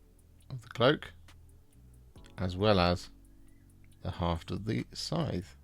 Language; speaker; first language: English; native; English